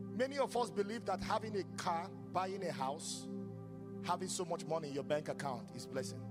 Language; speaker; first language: English; non-native, local second language; Yoruba